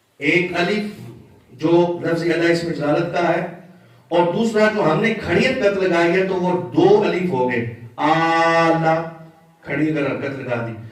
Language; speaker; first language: Urdu; non-native, local second language; Punjabi